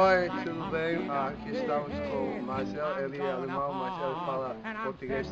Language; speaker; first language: Portuguese; non-native, learner; English